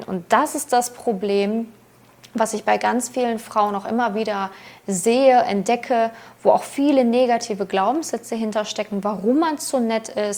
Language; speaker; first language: German; native; German